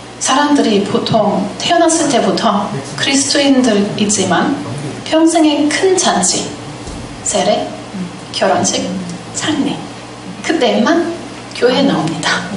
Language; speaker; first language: Korean; non-native, fluent; German